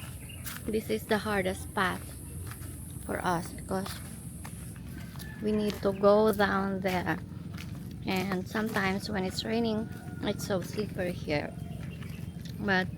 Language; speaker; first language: English; non-native, local second language; Filipino